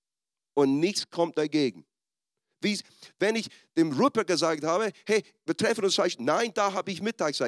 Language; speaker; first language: German; non-native, fluent; English